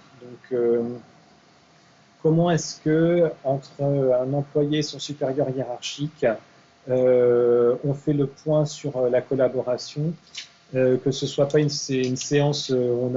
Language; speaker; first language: French; native; French